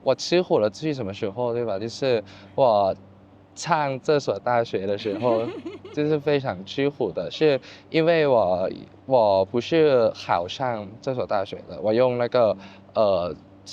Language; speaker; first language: Chinese; non-native, fluent; Thai